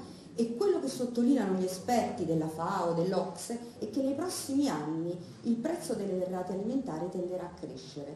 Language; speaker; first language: Italian; native; Italian